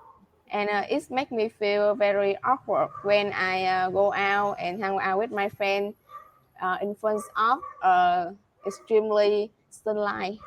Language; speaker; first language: English; non-native, learner; Vietnamese